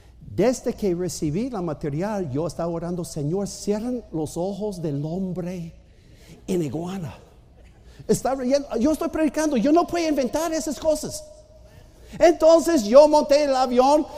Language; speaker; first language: Spanish; non-native, fluent; English